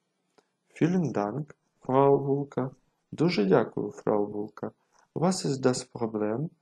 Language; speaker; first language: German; non-native, fluent; Ukrainian